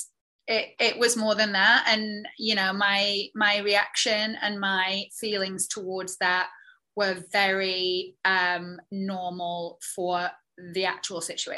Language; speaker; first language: English; native; English